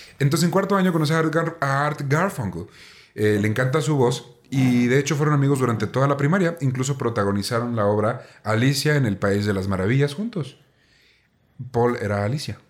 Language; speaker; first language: Spanish; native; Spanish